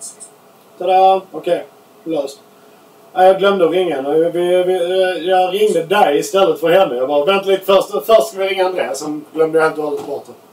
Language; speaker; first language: Swedish; native; Swedish